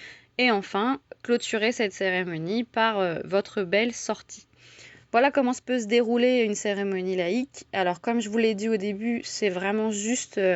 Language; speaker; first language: French; native; French